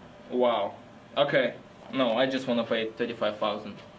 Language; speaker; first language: English; non-native, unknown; Russian